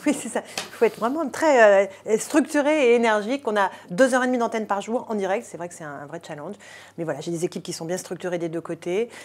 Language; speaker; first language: French; native; French